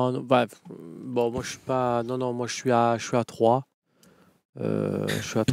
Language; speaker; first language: French; native; French